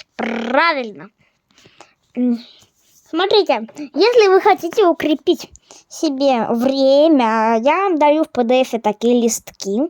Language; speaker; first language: Russian; non-native, fluent; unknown